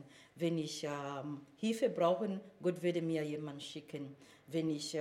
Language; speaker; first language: German; non-native, fluent; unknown